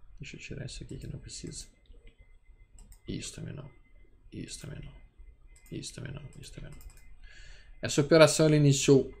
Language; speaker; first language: Portuguese; native; Portuguese